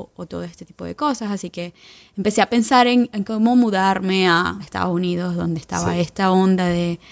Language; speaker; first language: Spanish; native; Spanish